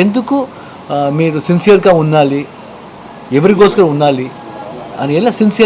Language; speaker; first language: Telugu; non-native, learner; Kannada